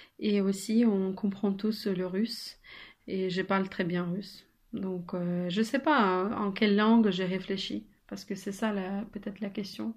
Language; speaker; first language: French; non-native, fluent; Ukrainian